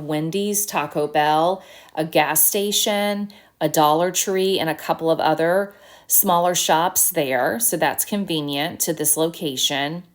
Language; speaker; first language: English; native; English